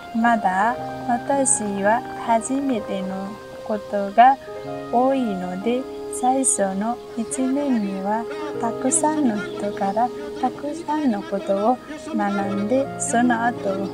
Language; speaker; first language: Japanese; non-native, learner; Nepali